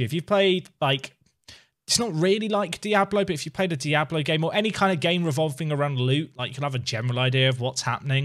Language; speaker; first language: English; native; English